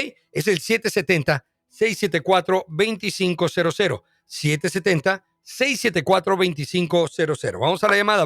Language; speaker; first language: Spanish; native; Spanish